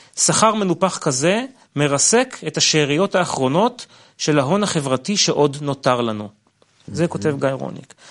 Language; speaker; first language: Hebrew; native; Hebrew